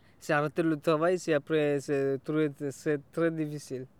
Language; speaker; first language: French; non-native, learner; Tamil